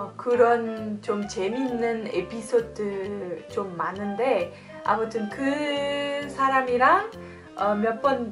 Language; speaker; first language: Korean; non-native, fluent; French